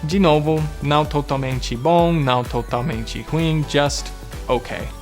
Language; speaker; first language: Portuguese; non-native, fluent; English